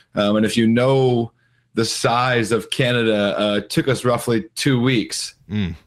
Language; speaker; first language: English; native; English